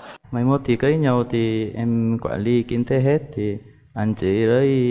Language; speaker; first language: Vietnamese; non-native, fluent; Korean